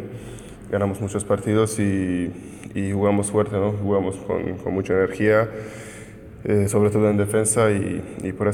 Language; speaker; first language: Spanish; non-native, fluent; Hungarian